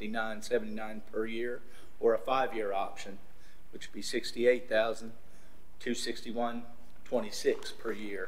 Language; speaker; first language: English; native; English